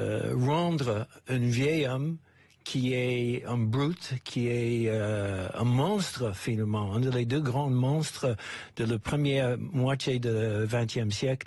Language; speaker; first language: French; non-native, fluent; English